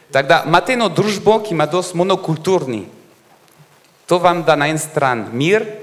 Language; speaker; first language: Slovenian; non-native, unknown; French